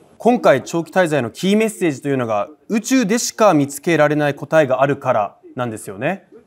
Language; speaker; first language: Japanese; native; Japanese